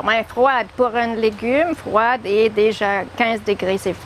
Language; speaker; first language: French; non-native, learner; German